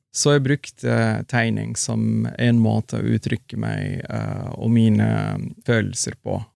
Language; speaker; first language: Norwegian; non-native, fluent; Arabic